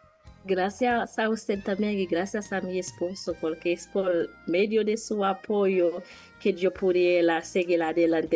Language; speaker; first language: Spanish; non-native, learner; Haitian Creole